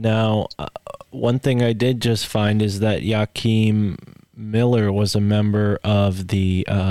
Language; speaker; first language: English; native; English